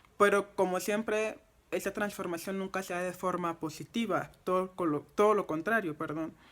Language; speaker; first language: Spanish; non-native, fluent; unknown